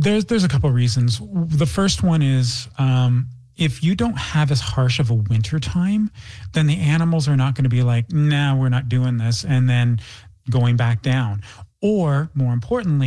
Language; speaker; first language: English; native; English